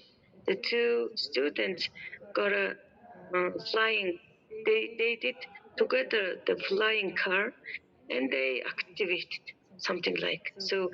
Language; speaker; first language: English; non-native, learner; Mongolian